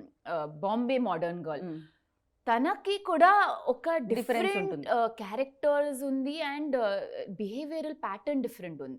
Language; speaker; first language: Telugu; non-native, learner; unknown